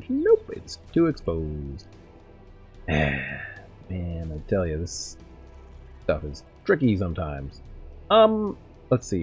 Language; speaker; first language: English; native; English